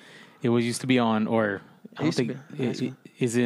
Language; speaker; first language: English; non-native, fluent; Spanish